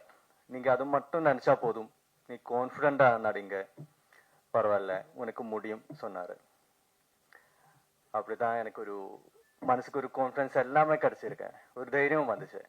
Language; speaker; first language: Tamil; non-native, learner; Malayalam